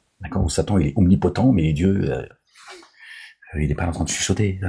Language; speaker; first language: French; native; French